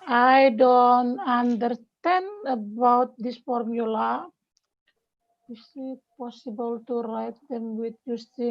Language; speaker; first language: English; non-native, learner; Indonesian